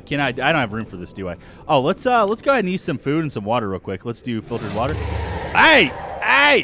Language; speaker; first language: English; native; English